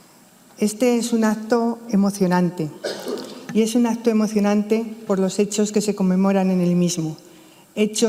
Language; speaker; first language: Spanish; native; Spanish